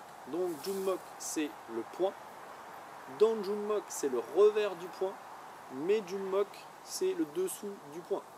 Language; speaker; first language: French; native; French